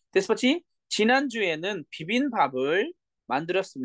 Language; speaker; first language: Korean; non-native, fluent; Nepali